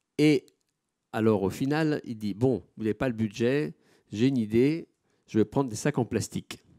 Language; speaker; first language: French; non-native, fluent; Italian